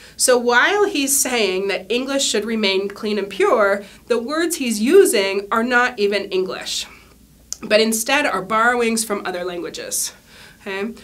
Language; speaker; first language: English; native; English